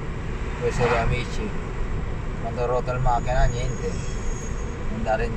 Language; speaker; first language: Italian; non-native, learner; Filipino